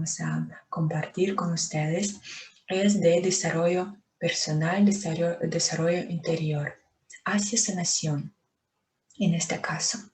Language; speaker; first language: Spanish; non-native, fluent; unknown